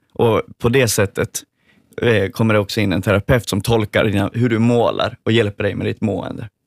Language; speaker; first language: Swedish; native; Swedish